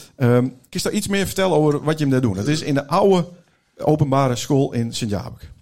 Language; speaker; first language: Dutch; native; Dutch